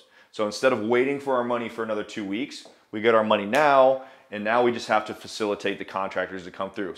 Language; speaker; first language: English; native; English